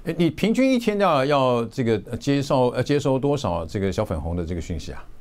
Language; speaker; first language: Chinese; native; Chinese